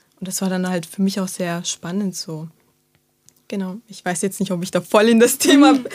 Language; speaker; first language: German; early bilingual, other home language; Turkish